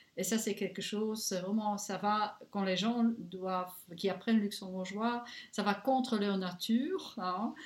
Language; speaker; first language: French; non-native, local second language; Luxembourgish